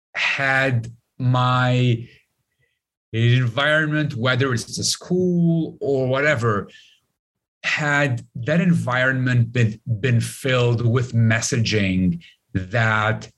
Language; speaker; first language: English; non-native, fluent; Arabic